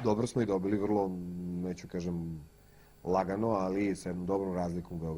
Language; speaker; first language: Bosnian; native; Bosnian